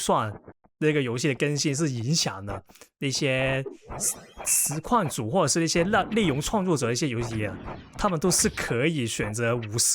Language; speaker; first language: Chinese; non-native, local second language; Cantonese